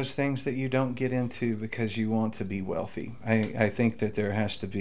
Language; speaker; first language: English; native; English